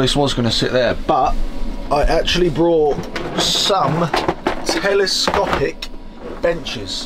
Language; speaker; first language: English; native; English